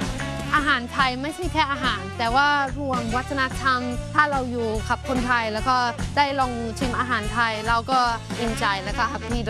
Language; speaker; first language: Thai; non-native, fluent; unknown